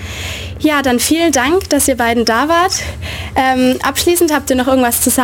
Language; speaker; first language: German; native; German